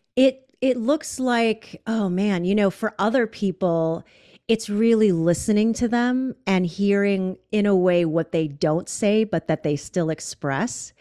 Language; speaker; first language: English; native; English